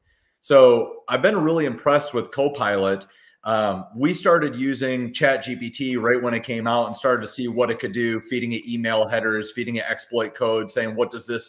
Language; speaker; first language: English; native; English